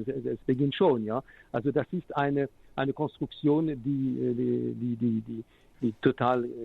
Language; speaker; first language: German; non-native, fluent; French